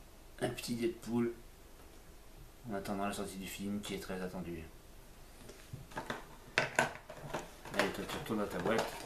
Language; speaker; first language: French; native; French